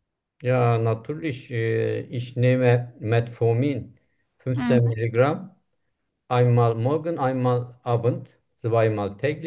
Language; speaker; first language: German; non-native, learner; Turkish